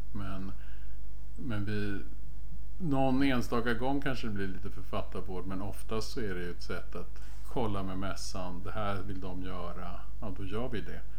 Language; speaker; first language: Swedish; native; Swedish